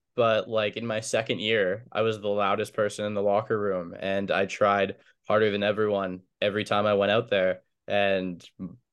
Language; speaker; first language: English; native; English